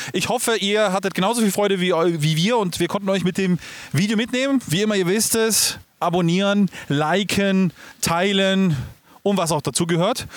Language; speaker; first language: German; native; German